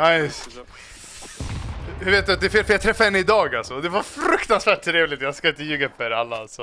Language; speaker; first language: Swedish; native; Swedish